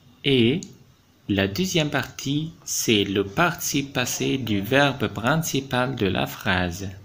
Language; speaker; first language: French; non-native, fluent; Arabic